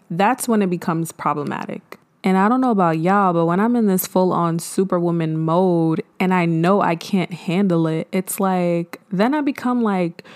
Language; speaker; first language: English; early bilingual, other home language; Haitian Creole